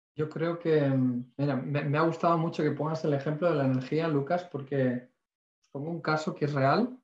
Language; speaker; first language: Spanish; native; Spanish